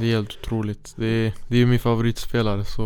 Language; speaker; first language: Swedish; early bilingual, other home language; Syriac